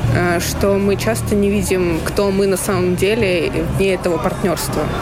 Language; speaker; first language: Russian; native; Russian